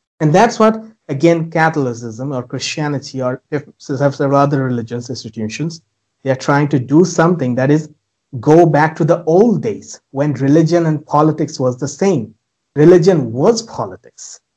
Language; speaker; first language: English; non-native, local second language; Bangla